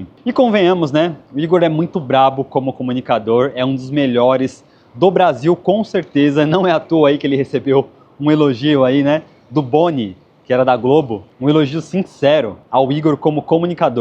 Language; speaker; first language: Portuguese; native; Portuguese